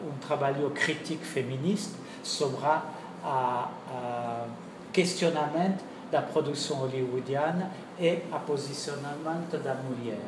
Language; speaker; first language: Portuguese; non-native, fluent; French